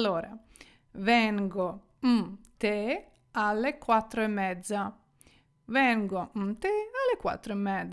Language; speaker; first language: Italian; non-native, fluent; Ukrainian